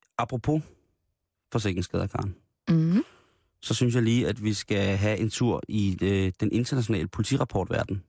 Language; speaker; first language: Danish; native; Danish